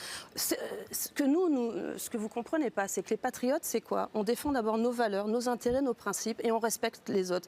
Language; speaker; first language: French; native; French